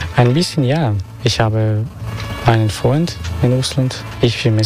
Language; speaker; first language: German; non-native, fluent; Russian